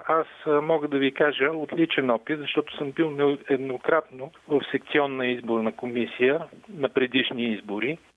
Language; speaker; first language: Bulgarian; native; Bulgarian